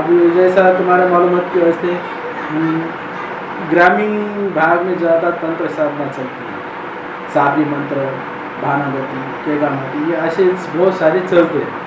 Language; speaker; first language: Hindi; non-native, local second language; Marathi